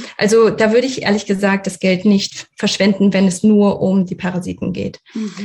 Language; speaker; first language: German; early bilingual, other home language; Russian